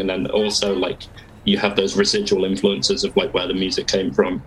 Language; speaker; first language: English; native; English